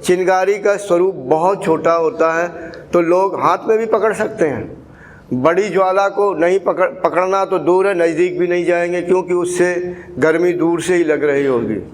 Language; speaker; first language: Hindi; native; Hindi